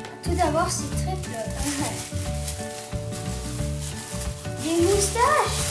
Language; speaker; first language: French; native; French